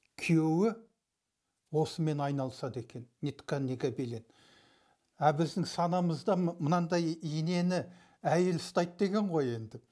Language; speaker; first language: Kazakh; early bilingual, heritage; Kazakh